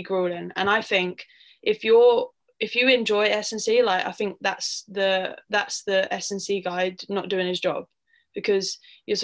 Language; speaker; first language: English; native; English